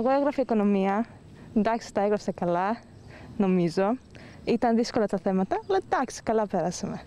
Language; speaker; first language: Greek; non-native, local second language; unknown